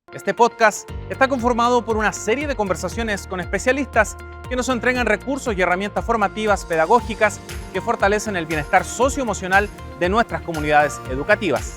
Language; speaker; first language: Spanish; native; Spanish